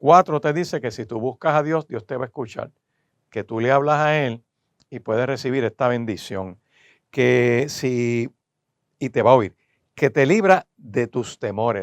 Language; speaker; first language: Spanish; native; Spanish